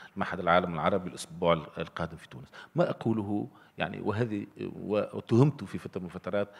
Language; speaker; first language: Arabic; native; Arabic